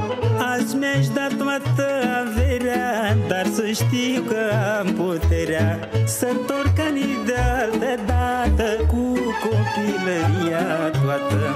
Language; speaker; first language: Romanian; native; Romanian